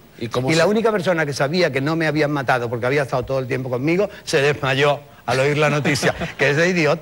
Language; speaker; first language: Spanish; native; Spanish